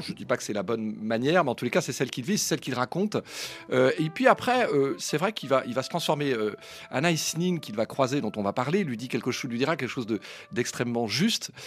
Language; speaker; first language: French; native; French